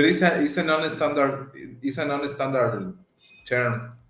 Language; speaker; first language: English; non-native, learner; Spanish